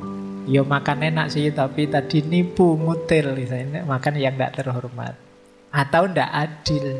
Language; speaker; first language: Indonesian; native; Indonesian